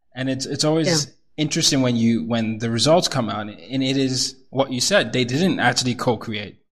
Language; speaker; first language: English; non-native, local second language; Yoruba